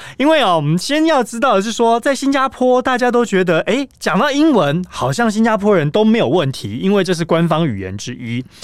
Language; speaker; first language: Chinese; native; Chinese